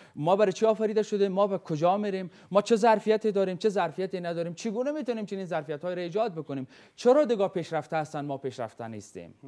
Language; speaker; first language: Persian; native; Persian